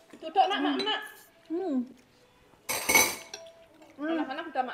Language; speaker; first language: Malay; non-native, local second language; Javanese